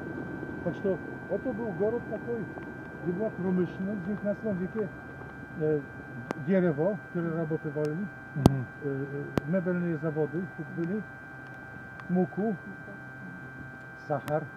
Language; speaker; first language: Russian; non-native, learner; Polish